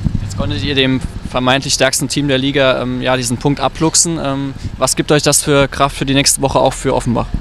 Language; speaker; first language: German; native; German